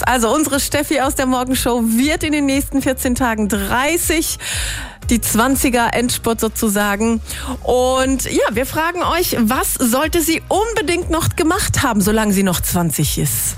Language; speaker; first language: German; native; German